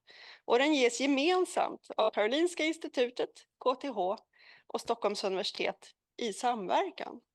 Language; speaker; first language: Swedish; native; Swedish